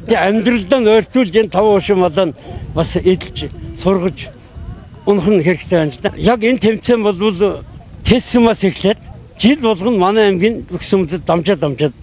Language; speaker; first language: Mongolian; native; Mongolian